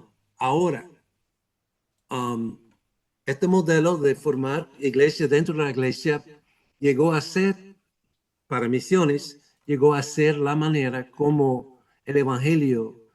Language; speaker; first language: Spanish; non-native, fluent; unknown